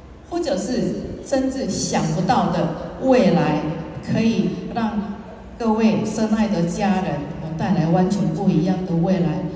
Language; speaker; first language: Chinese; non-native, fluent; Korean